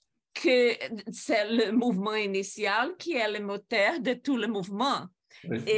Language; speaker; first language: French; non-native, fluent; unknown